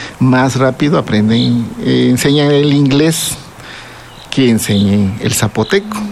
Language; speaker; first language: Spanish; non-native, local second language; Zapotec